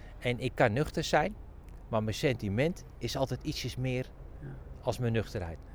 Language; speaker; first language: Dutch; native; Dutch